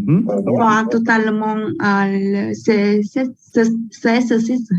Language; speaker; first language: French; non-native, learner; Vietnamese